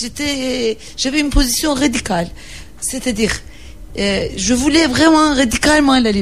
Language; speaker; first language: French; non-native, learner; Turkish